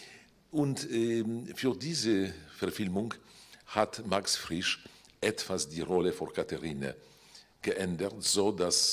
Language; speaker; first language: German; non-native, fluent; Polish